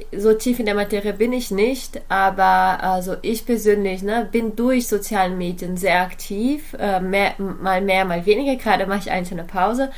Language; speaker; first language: German; non-native, fluent; Portuguese